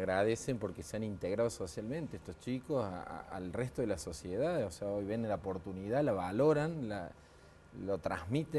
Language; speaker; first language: Spanish; native; Spanish